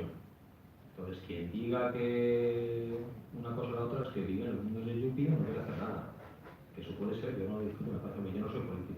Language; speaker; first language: Spanish; native; Spanish